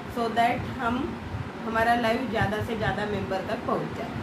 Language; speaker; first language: Hindi; non-native, local second language; Marathi